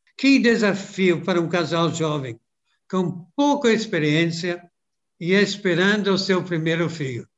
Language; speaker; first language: Portuguese; non-native, fluent; English